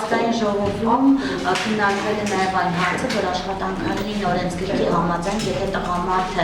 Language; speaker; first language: Armenian; native; Armenian